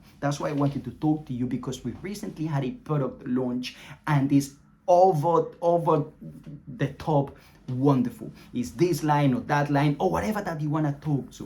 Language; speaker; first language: English; non-native, fluent; Spanish